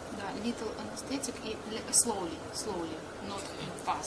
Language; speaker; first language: English; non-native, learner; Russian